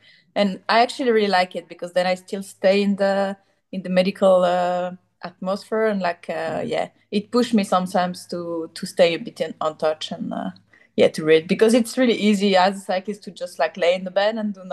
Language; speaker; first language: English; non-native, fluent; French